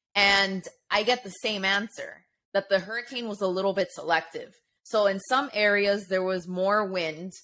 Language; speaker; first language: English; native; English